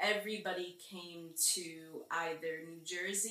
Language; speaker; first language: English; native; English